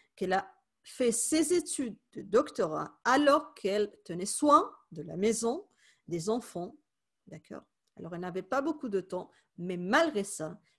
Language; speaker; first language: French; non-native, fluent; Spanish